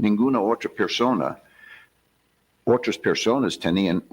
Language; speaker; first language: Spanish; non-native, fluent; English